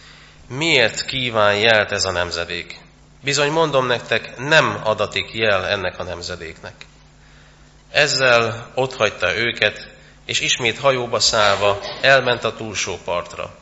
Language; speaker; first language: Hungarian; native; Hungarian